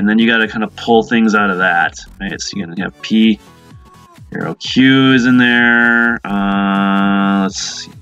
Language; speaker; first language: English; native; English